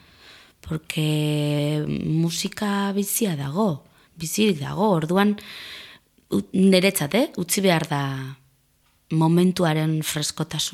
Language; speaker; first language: Basque; non-native, local second language; Spanish